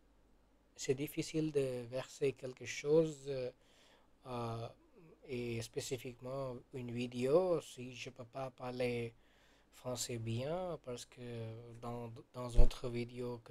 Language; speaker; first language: French; non-native, learner; Gujarati